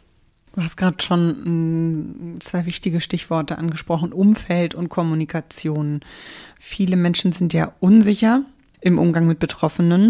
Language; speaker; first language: German; native; German